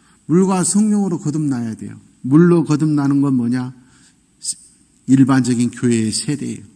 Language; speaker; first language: Korean; native; Korean